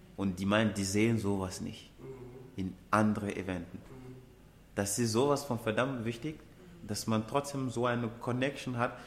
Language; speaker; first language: German; non-native, fluent; Ewe